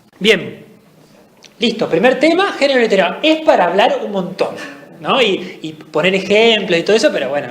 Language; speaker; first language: Spanish; native; Spanish